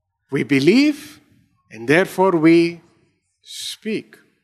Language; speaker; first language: English; non-native, local second language; Telugu